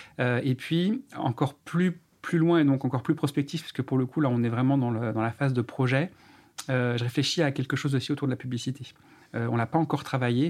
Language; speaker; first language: French; native; French